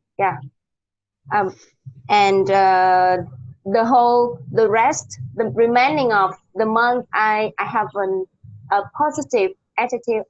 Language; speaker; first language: English; non-native, learner; Vietnamese